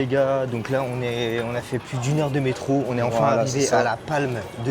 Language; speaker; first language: French; native; French